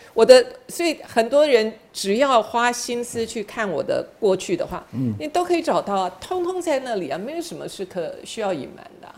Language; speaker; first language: Chinese; native; Chinese